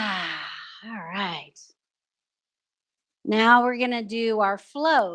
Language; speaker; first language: English; native; English